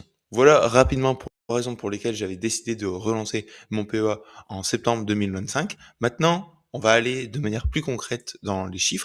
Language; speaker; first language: French; native; French